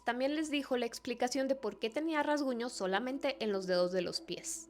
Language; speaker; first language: Spanish; native; Spanish